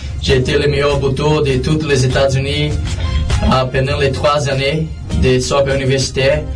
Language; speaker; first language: French; non-native, learner; Portuguese